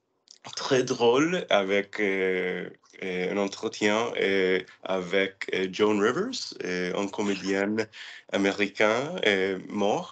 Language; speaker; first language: French; non-native, learner; English